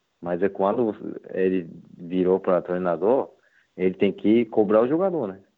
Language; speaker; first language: Portuguese; non-native, learner; Japanese